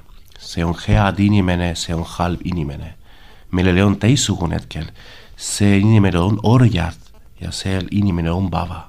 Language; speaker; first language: Estonian; non-native, learner; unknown